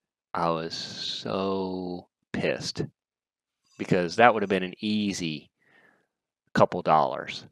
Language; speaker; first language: English; native; English